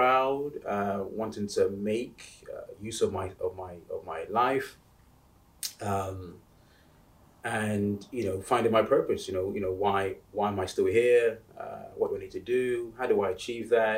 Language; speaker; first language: English; native; English